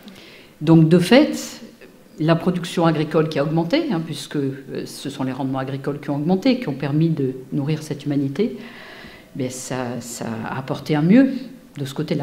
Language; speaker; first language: French; native; French